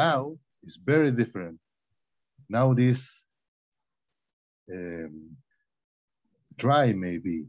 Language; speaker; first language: English; non-native, learner; Spanish